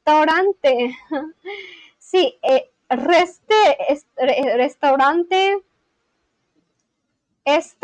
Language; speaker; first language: Spanish; non-native, learner; English